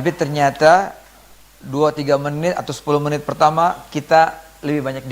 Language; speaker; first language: Indonesian; native; Indonesian